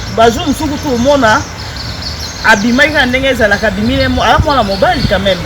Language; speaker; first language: Lingala; native; Lingala